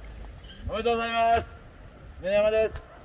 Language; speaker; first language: Japanese; native; Japanese